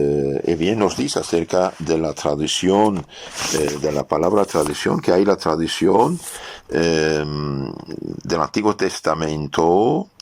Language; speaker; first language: Spanish; non-native, fluent; French